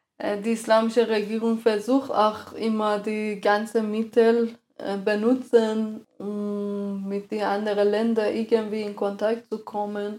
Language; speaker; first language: German; non-native, fluent; Persian